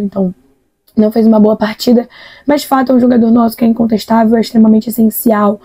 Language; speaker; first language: Portuguese; native; Portuguese